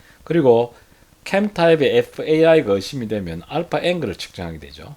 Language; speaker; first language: Korean; native; Korean